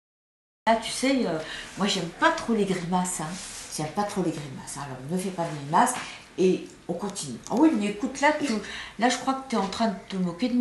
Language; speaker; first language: French; native; French